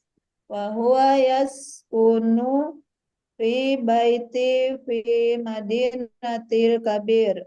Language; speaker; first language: Arabic; non-native, learner; Indonesian